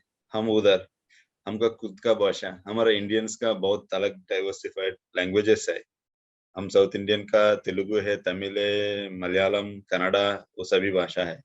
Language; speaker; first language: Hindi; non-native, local second language; Telugu